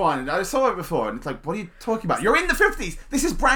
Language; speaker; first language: English; native; English